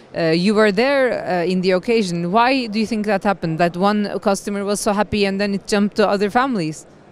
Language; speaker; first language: English; non-native, fluent; Turkish